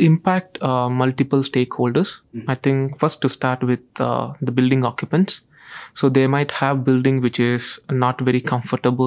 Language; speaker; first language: English; non-native, local second language; Tamil